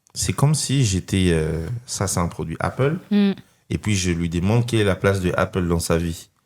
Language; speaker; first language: French; non-native, local second language; Lingala